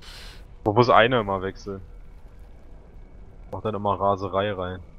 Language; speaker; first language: German; native; German